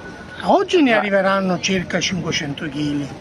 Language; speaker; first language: Italian; native; Italian